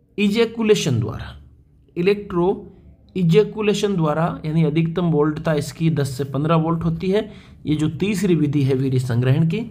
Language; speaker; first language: Hindi; native; Hindi